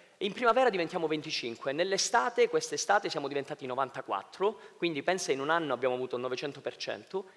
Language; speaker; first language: Italian; native; Italian